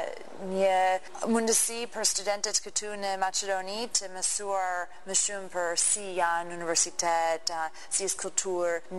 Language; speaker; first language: Albanian; non-native, learner; English